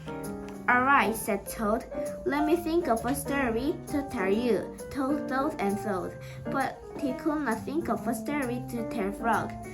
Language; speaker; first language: English; non-native, learner; Korean